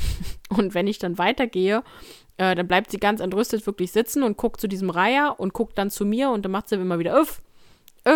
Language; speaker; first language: German; native; German